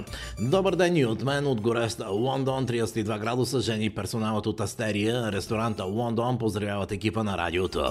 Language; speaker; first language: Bulgarian; native; Bulgarian